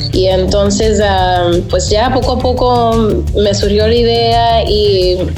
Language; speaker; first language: Spanish; native; Spanish